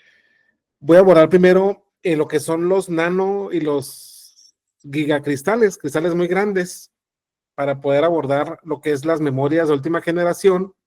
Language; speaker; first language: Spanish; native; Spanish